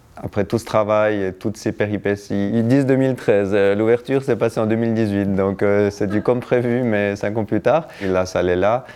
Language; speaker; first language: French; native; French